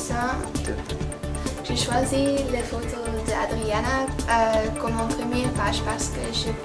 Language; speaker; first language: French; non-native, learner; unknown